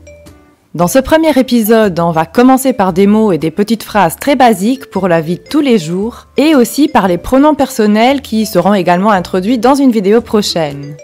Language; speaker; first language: French; non-native, local second language; Luxembourgish